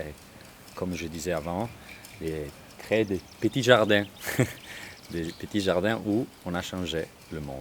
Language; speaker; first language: French; non-native, learner; Italian